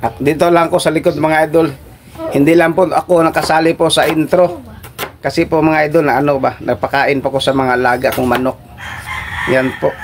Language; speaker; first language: Filipino; non-native, local second language; Cebuano